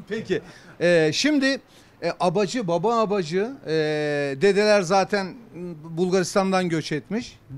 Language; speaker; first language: Turkish; native; Turkish